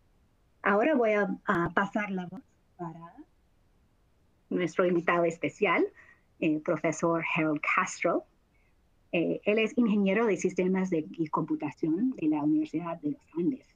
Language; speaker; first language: Spanish; non-native, fluent; English